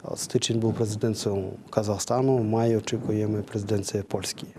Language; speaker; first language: Polish; non-native, fluent; Kazakh